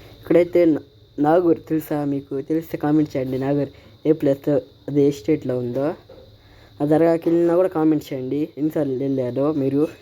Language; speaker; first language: Telugu; non-native, local second language; Urdu